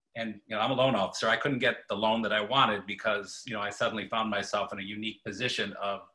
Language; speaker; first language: English; native; English